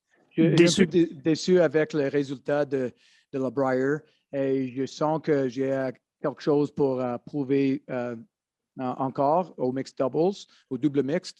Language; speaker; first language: French; non-native, learner; English